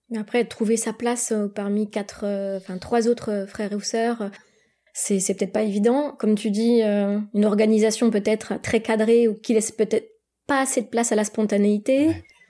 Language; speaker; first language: French; native; French